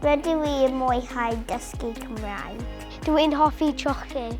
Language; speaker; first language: Welsh; non-native, local second language; English